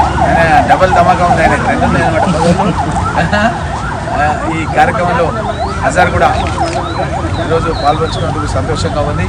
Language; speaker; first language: Telugu; native; Telugu